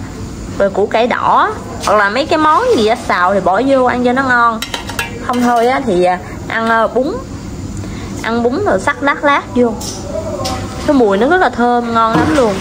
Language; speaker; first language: Vietnamese; native; Vietnamese